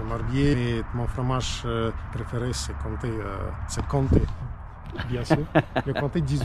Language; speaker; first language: French; non-native, learner; Russian